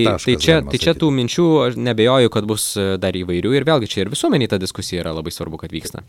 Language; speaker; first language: Lithuanian; native; Lithuanian